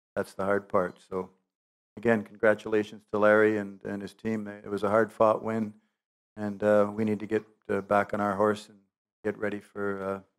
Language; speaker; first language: English; native; English